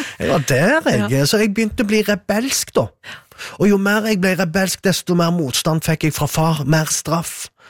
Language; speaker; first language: Norwegian; early bilingual, other home language; Arabic